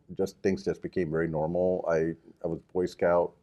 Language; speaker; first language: English; early bilingual, other home language; Japanese